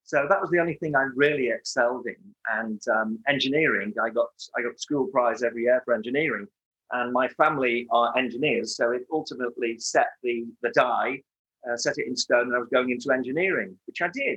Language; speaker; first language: English; native; English